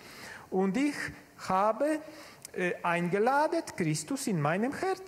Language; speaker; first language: German; non-native, learner; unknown